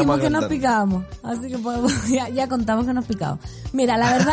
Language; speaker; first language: Spanish; native; Spanish